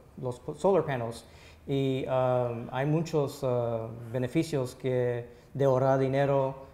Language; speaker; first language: Spanish; early bilingual, heritage; Spanish